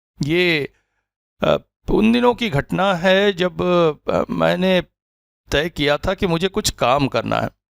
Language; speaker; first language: Hindi; native; Hindi